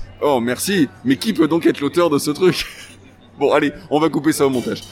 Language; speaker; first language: French; native; French